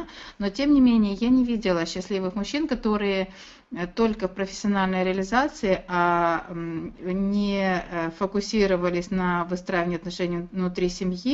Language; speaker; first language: Russian; native; Russian